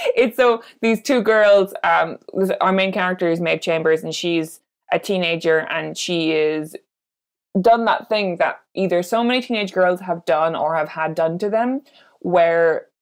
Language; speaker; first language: English; native; English